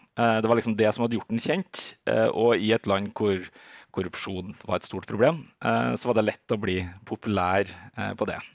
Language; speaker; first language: Norwegian; native; Norwegian